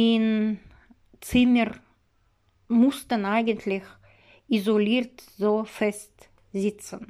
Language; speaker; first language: German; non-native, learner; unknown